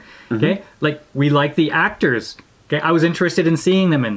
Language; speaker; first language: English; native; English